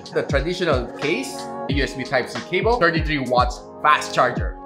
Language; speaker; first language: English; non-native, local second language; Filipino